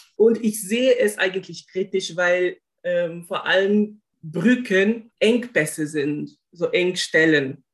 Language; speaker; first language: German; non-native, fluent; Portuguese